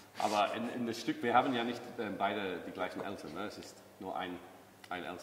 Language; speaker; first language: German; non-native, fluent; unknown